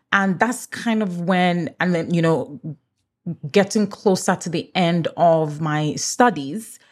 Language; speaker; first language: English; native; English